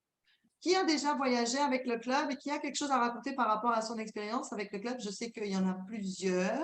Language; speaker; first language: French; native; French